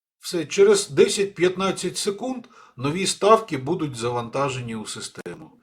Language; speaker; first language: Ukrainian; native; Ukrainian